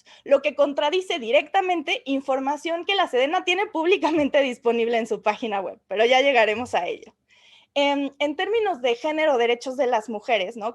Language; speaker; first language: Spanish; native; Spanish